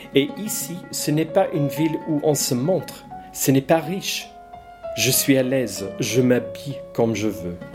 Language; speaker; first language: French; non-native, fluent; English